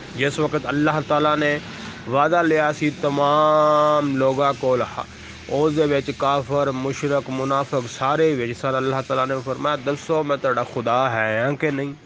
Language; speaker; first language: Urdu; non-native, local second language; Punjabi